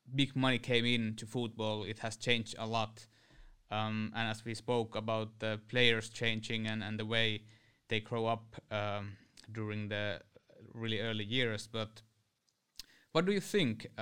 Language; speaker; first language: English; non-native, fluent; Finnish